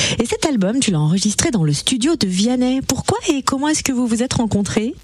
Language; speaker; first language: French; native; French